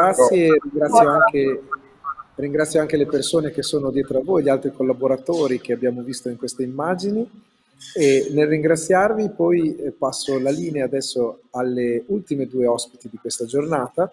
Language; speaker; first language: Italian; native; Italian